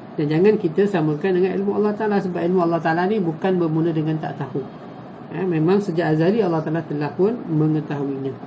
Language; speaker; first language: Malay; native; Malay